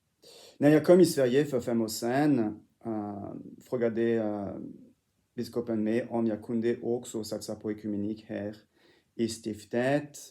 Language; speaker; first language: Swedish; non-native, fluent; French